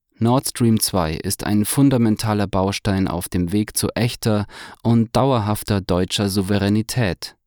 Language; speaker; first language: German; native; German